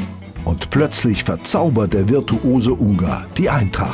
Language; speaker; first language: German; native; German